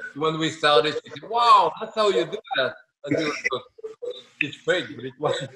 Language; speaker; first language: English; non-native, fluent; French